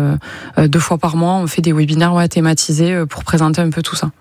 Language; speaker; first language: French; native; French